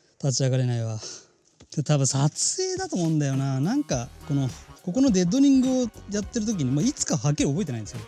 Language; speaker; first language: Japanese; native; Japanese